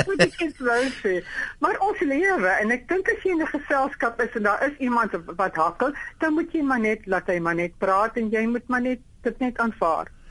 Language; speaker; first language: Afrikaans; non-native, local second language; English